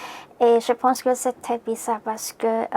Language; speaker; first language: French; non-native, learner; Cantonese